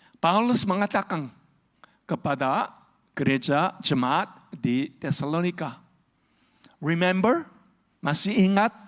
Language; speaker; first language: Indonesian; non-native, learner; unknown